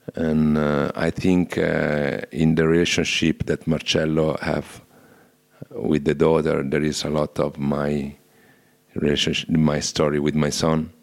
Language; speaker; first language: English; non-native, fluent; Italian